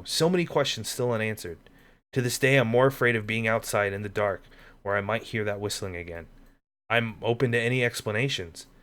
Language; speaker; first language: English; native; English